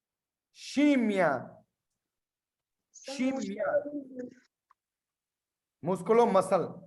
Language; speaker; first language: Italian; non-native, fluent; Punjabi